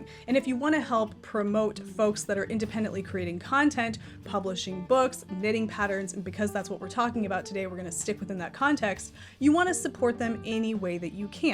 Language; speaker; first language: English; native; English